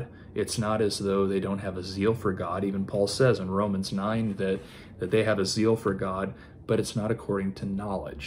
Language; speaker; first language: English; native; English